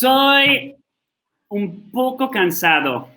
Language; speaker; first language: Spanish; non-native, learner; English